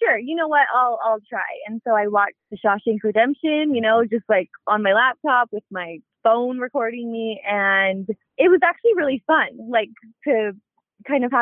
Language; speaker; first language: English; native; English